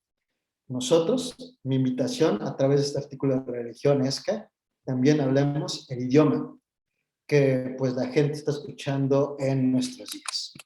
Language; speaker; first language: Spanish; native; Spanish